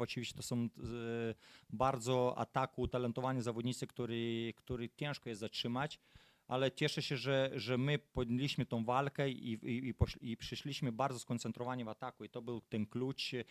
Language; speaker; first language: Polish; non-native, fluent; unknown